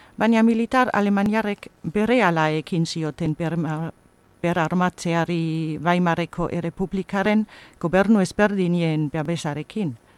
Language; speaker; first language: Basque; non-native, fluent; German